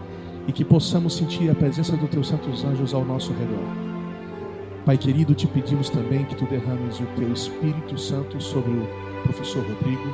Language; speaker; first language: Portuguese; native; Portuguese